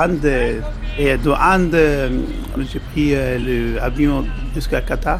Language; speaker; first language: French; non-native, learner; Bangla